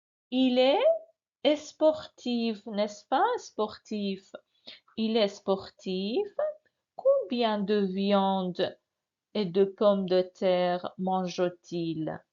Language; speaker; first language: French; non-native, fluent; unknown